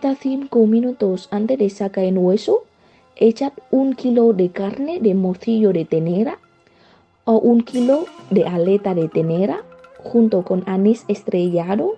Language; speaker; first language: Spanish; non-native, fluent; Vietnamese